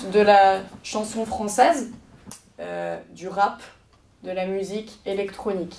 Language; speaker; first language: French; native; French